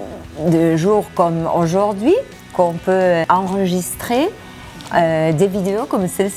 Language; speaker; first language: French; non-native, fluent; Spanish